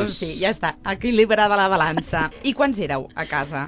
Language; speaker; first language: Catalan; native; Catalan